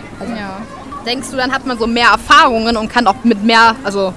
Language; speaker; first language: German; native; German